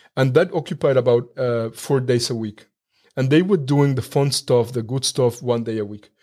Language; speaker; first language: English; non-native, fluent; Spanish